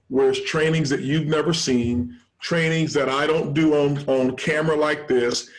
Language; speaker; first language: English; native; English